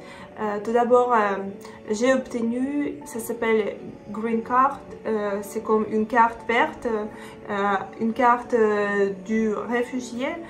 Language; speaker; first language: French; non-native, fluent; Russian